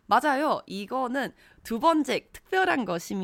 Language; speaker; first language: Korean; non-native, fluent; Chinese